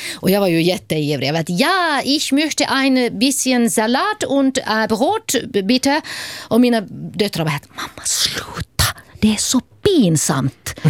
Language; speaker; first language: Swedish; native; Swedish